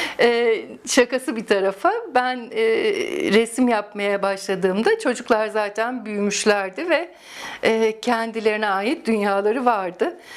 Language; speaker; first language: Turkish; early bilingual, heritage; Turkish